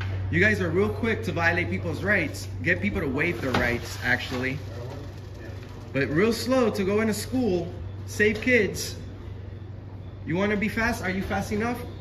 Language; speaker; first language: English; early bilingual, other home language; Spanish